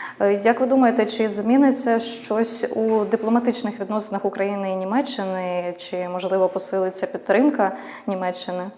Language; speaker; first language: Ukrainian; native; Ukrainian